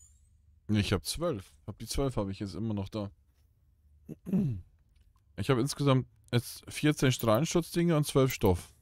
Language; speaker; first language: German; native; German